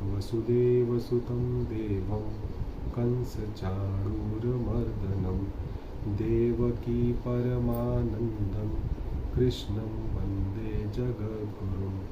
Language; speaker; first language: Hindi; native; Hindi